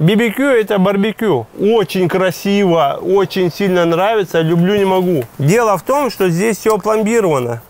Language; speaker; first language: Russian; native; Russian